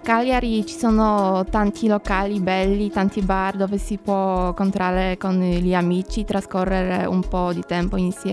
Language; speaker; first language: Italian; non-native, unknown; Polish